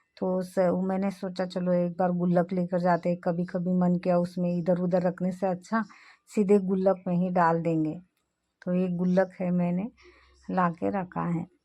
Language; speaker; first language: Hindi; non-native, local second language; Marathi